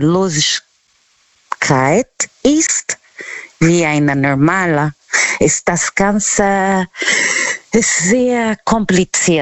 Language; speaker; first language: German; non-native, learner; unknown